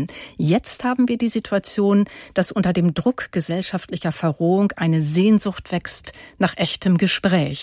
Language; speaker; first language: German; native; German